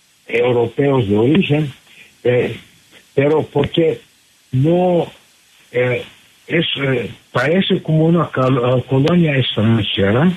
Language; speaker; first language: Spanish; non-native, fluent; English